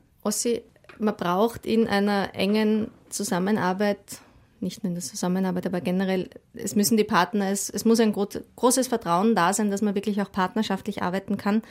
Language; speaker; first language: German; native; German